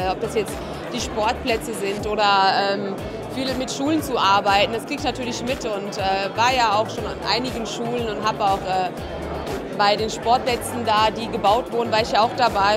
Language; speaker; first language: German; non-native, fluent; Albanian